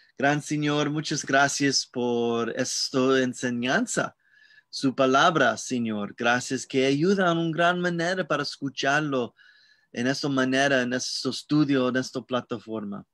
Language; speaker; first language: Spanish; non-native, learner; English